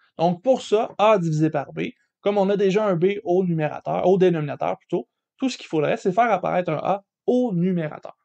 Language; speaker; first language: French; native; French